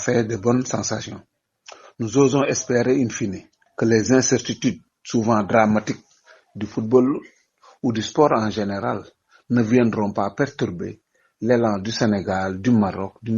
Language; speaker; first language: French; non-native, local second language; Wolof